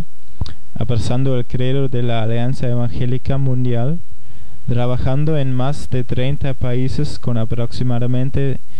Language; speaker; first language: Spanish; non-native, fluent; German